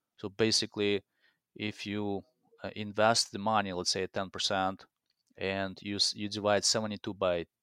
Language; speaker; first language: English; non-native, fluent; Russian